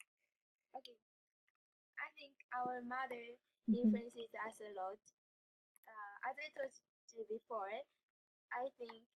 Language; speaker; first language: English; non-native, learner; Japanese